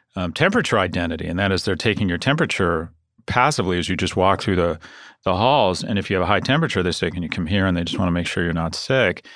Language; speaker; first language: English; native; English